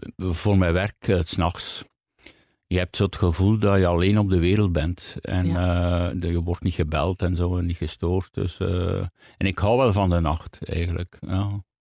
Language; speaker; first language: Dutch; native; Dutch